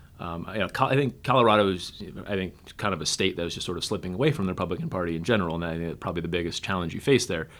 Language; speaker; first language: English; native; English